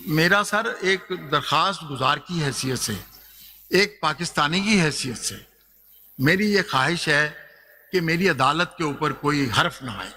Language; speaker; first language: Urdu; non-native, local second language; Punjabi